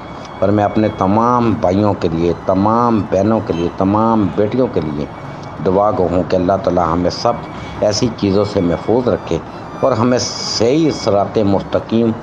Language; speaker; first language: Urdu; native; Urdu